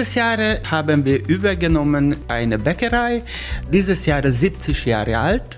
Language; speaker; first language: German; non-native, learner; Hungarian